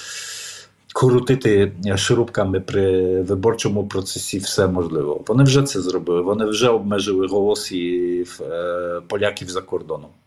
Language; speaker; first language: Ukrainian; non-native, fluent; Polish